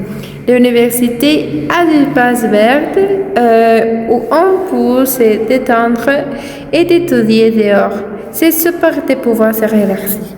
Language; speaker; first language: French; non-native, learner; Spanish